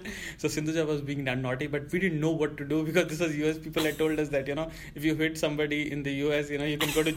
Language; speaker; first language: English; non-native, local second language; Hindi